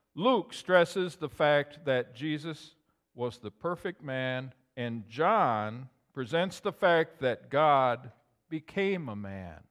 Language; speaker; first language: English; native; English